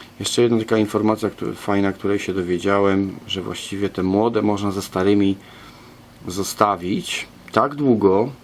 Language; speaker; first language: Polish; native; Polish